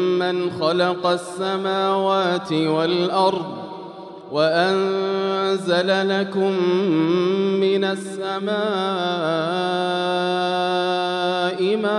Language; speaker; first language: Arabic; native; Arabic